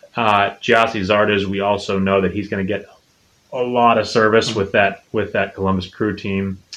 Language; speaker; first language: English; native; English